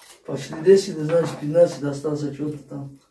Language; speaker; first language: Russian; non-native, fluent; Tajik